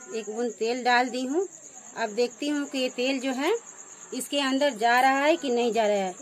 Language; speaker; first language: Hindi; native; Hindi